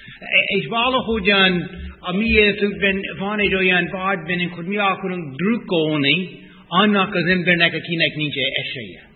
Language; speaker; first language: Hungarian; non-native, fluent; English